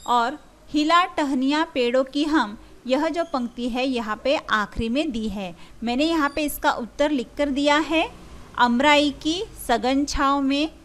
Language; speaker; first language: Hindi; non-native, local second language; Marathi